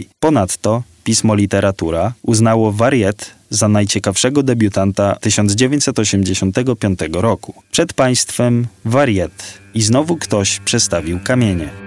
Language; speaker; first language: Polish; native; Polish